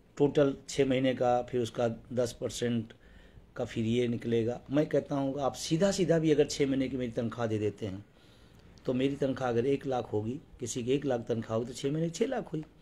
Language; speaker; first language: Hindi; native; Hindi